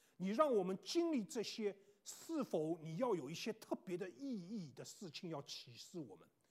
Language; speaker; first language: Chinese; native; Chinese